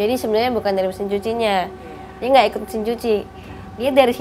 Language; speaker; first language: Indonesian; native; Indonesian